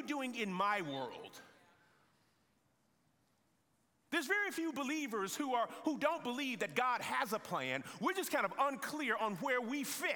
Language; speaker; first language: English; native; English